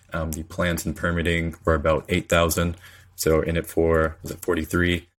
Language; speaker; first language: English; native; English